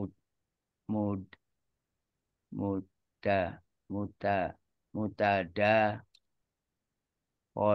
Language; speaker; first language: Arabic; non-native, learner; Indonesian